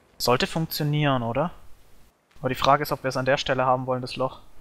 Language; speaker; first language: German; native; German